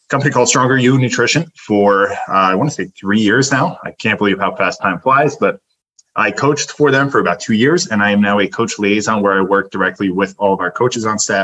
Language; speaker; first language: English; early bilingual, other home language; Turkish